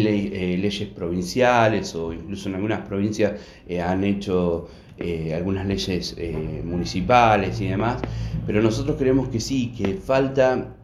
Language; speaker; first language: Spanish; native; Spanish